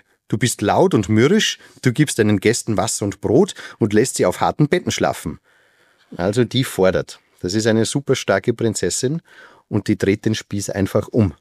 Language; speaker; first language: German; native; German